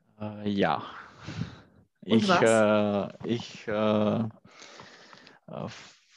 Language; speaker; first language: German; non-native, learner; Czech